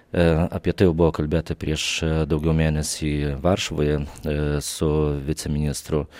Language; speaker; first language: Lithuanian; native; Lithuanian